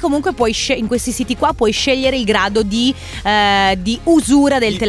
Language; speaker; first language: Italian; native; Italian